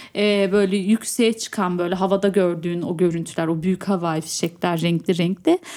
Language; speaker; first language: Turkish; early bilingual, other home language; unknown